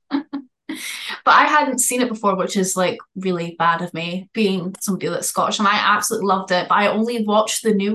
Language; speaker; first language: English; native; English